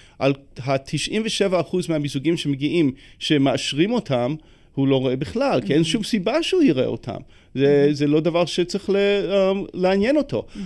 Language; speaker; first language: Hebrew; non-native, fluent; English